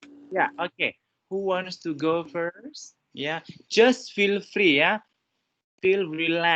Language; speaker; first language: English; non-native, fluent; Indonesian